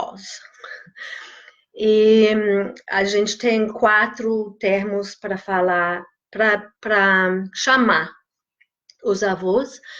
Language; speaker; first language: Portuguese; non-native, fluent; English